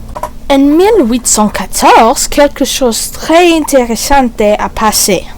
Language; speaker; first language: French; non-native, learner; English